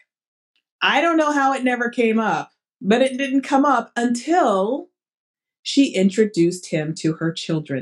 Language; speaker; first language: English; early bilingual, other home language; Portuguese